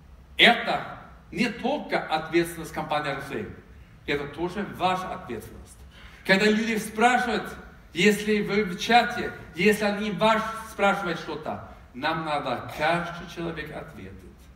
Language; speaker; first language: Russian; non-native, fluent; Swedish